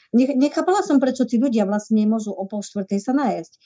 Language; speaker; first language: Slovak; native; Slovak